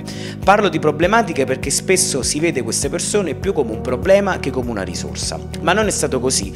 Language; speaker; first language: Italian; native; Italian